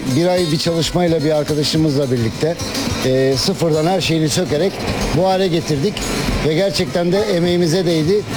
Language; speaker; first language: Turkish; native; Turkish